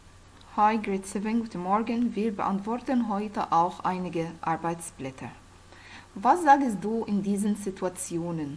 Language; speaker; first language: German; non-native, fluent; Arabic